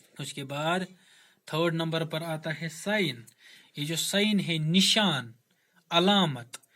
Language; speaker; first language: Urdu; non-native, local second language; Kashmiri